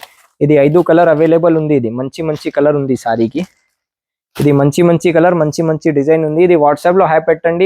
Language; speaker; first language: Telugu; non-native, local second language; Urdu